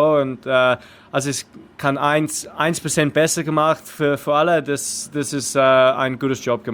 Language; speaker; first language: German; non-native, learner; English